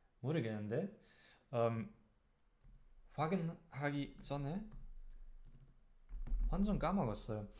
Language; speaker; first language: Korean; non-native, learner; German